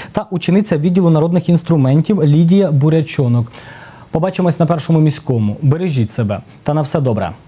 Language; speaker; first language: Ukrainian; native; Ukrainian